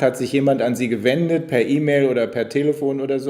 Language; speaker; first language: German; native; German